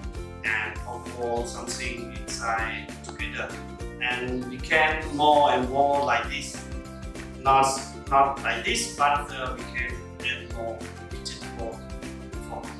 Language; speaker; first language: English; non-native, learner; Khmer